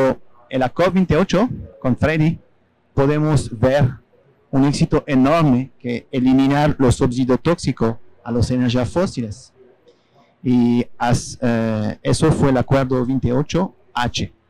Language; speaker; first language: Spanish; non-native, fluent; French